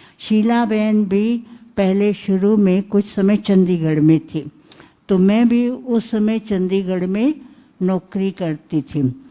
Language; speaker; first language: Hindi; native; Hindi